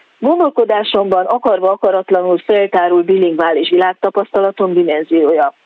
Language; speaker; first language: Hungarian; native; Hungarian